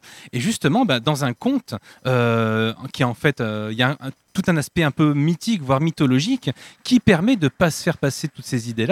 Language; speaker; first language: French; native; French